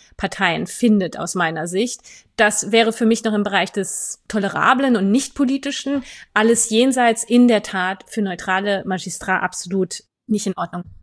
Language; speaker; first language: German; non-native, fluent; French